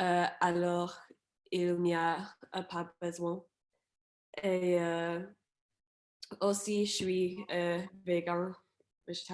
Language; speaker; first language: French; non-native, fluent; English